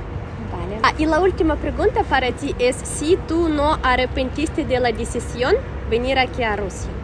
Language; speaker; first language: Spanish; non-native, fluent; Russian